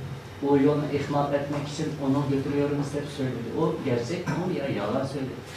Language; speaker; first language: Turkish; non-native, learner; Uyghur